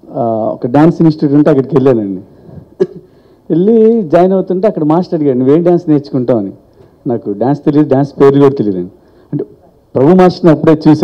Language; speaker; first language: Telugu; native; Telugu